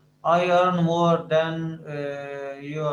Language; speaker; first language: English; non-native, learner; Urdu